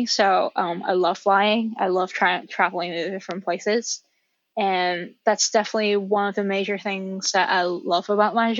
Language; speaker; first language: English; non-native, local second language; Cantonese